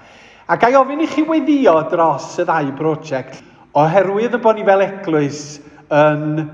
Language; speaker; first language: Welsh; native; Welsh